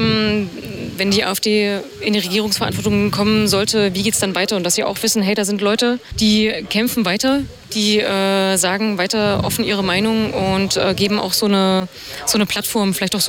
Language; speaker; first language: German; native; German